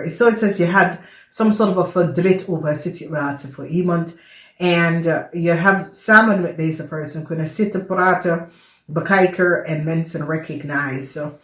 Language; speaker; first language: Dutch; non-native, learner; English